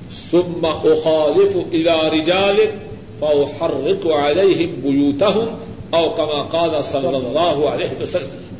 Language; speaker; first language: Urdu; non-native, local second language; Punjabi